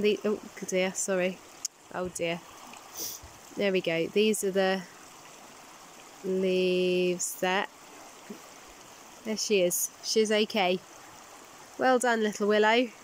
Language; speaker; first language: English; native; English